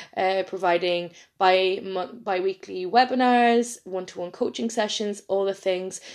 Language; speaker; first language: English; native; English